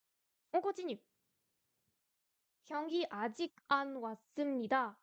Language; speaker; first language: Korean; non-native, fluent; French